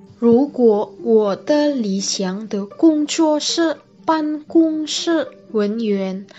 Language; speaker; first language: Chinese; non-native, learner; Indonesian